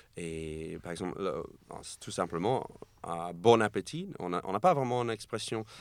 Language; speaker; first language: French; non-native, fluent; English